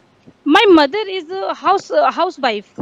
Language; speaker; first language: English; non-native, learner; Hindi